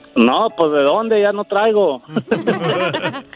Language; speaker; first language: Spanish; native; Spanish